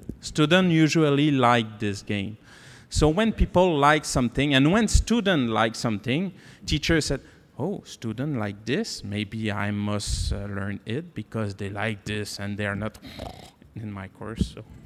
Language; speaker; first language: English; non-native, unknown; French